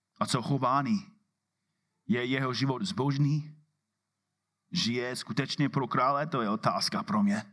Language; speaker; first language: Czech; non-native, fluent; English